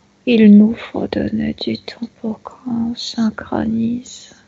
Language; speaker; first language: French; non-native, fluent; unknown